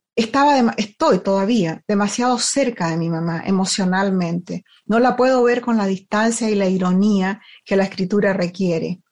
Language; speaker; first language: Spanish; native; Spanish